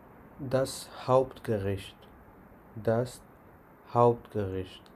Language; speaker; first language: German; non-native, fluent; Pashto